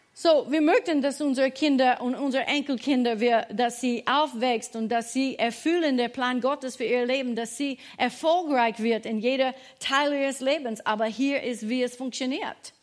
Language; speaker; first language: German; non-native, fluent; English